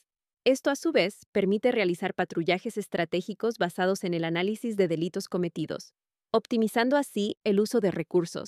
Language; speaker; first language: Spanish; native; Spanish